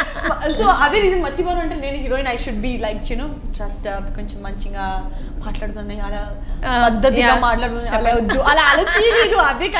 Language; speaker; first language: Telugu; non-native, learner; Gujarati